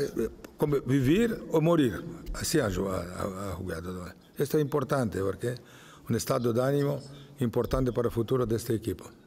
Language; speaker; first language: Italian; non-native, fluent; Romanian